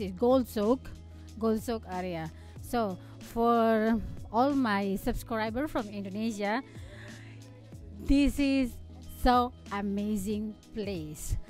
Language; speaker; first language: English; non-native, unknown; Indonesian